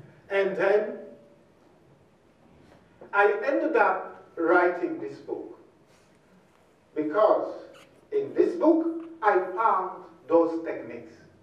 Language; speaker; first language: English; non-native, fluent; Luba-Lulua